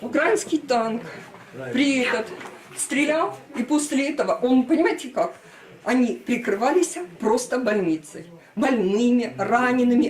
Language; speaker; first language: Russian; native; Russian